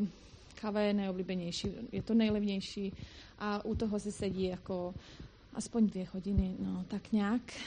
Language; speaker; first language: Czech; non-native, fluent; Croatian